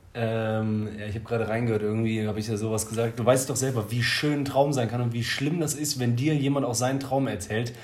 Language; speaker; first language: German; native; German